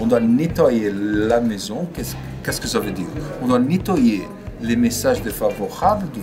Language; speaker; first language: French; non-native, fluent; Portuguese